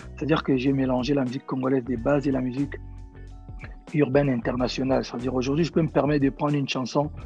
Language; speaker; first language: French; non-native, local second language; Lingala